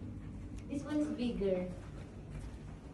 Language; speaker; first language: English; non-native, local second language; Filipino